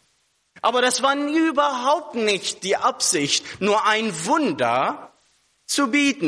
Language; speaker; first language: German; non-native, fluent; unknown